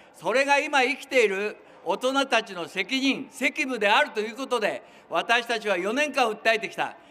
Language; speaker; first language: Japanese; native; Japanese